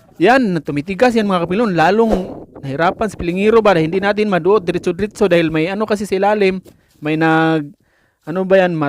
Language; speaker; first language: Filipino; non-native, local second language; Cebuano